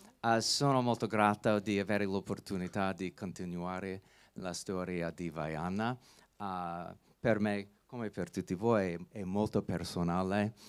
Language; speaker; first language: Italian; non-native, learner; English